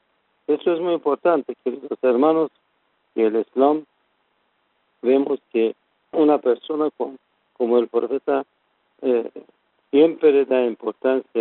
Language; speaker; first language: Spanish; non-native, learner; Persian